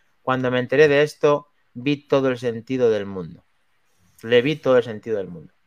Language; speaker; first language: Spanish; native; Spanish